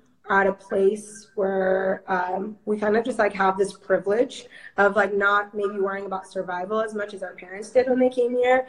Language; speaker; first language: English; early bilingual, other home language; Amharic